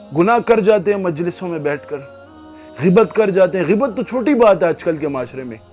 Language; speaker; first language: Urdu; non-native, local second language; Pashto